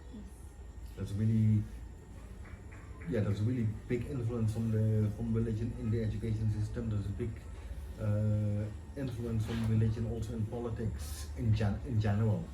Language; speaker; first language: English; non-native, fluent; Dutch